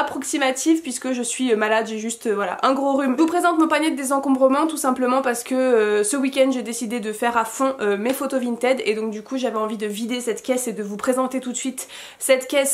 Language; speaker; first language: French; native; French